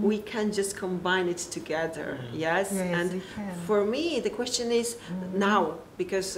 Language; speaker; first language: English; non-native, learner; Polish